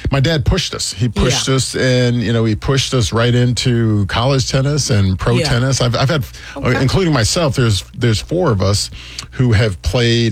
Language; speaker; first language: English; native; English